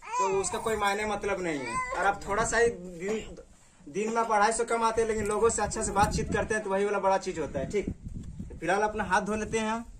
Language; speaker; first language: Hindi; native; Hindi